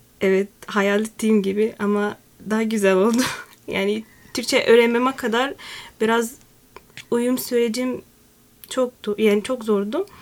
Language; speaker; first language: Turkish; non-native, fluent; Arabic